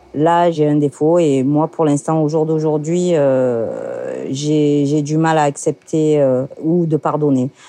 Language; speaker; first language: French; native; French